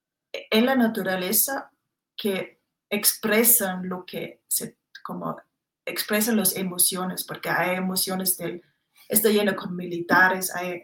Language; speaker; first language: Spanish; non-native, fluent; German